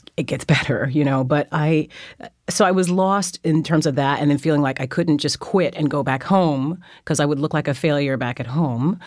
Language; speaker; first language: English; native; English